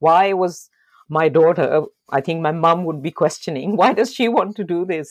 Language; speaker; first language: English; non-native, local second language; Urdu